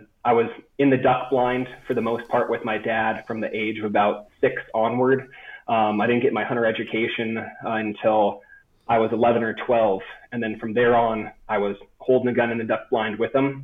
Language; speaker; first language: English; native; English